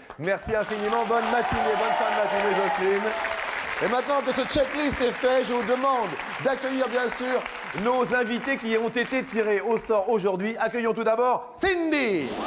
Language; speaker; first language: French; native; French